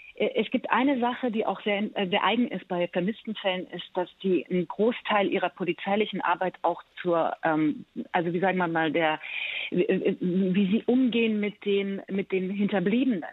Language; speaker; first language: German; early bilingual, other home language; Persian